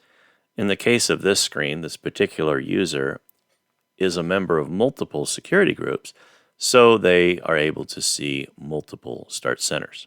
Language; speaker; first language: English; native; English